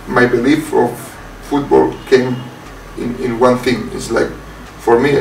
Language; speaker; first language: English; non-native, fluent; Spanish